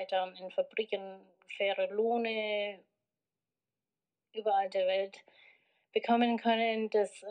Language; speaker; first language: German; non-native, fluent; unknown